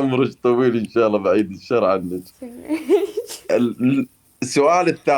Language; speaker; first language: Arabic; native; Arabic